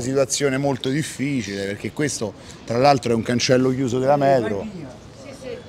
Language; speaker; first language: Italian; native; Italian